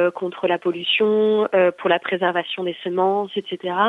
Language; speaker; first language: French; native; French